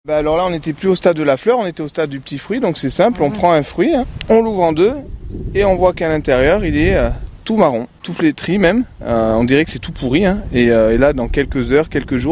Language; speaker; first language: French; native; French